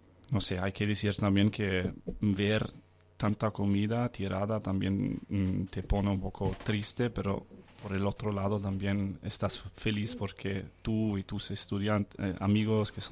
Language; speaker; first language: Spanish; non-native, fluent; Danish